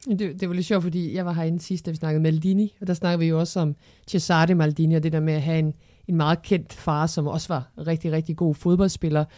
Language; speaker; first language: Danish; early bilingual, other home language; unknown